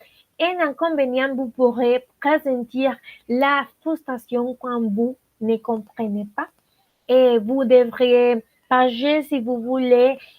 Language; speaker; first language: French; non-native, learner; Spanish